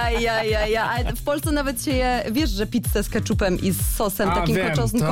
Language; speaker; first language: Polish; early bilingual, heritage; Polish